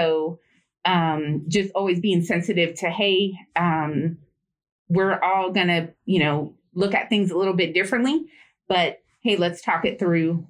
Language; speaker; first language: English; native; English